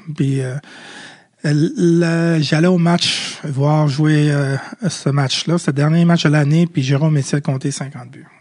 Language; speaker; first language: French; early bilingual, other home language; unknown